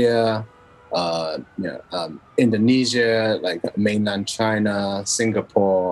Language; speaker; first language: English; non-native, local second language; Cantonese